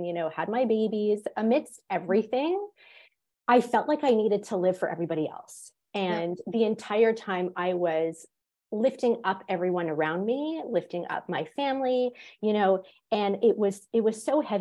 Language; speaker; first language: English; native; English